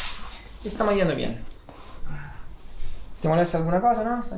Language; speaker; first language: Spanish; non-native, fluent; Italian